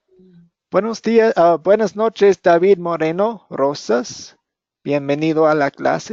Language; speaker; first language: Spanish; non-native, fluent; English